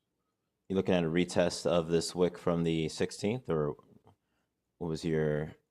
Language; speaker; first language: English; native; English